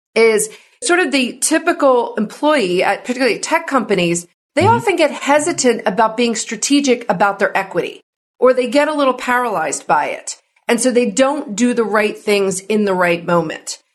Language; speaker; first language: English; native; English